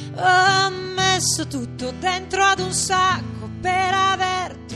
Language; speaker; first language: Italian; native; Italian